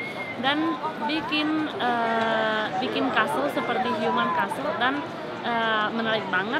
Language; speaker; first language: Indonesian; non-native, learner; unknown